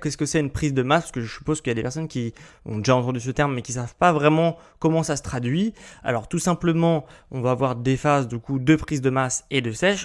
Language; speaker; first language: French; native; French